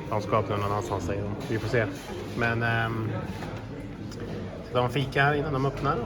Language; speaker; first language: Swedish; native; Swedish